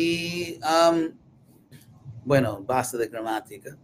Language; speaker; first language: Spanish; non-native, fluent; English